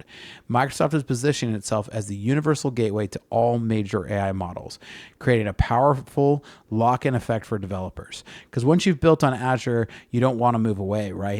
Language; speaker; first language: English; native; English